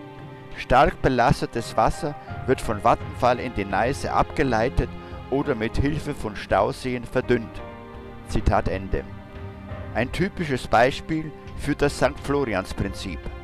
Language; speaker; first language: German; native; German